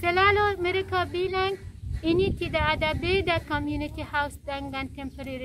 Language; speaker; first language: Indonesian; non-native, learner; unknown